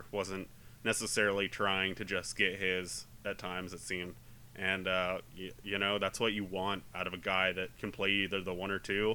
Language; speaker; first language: English; native; English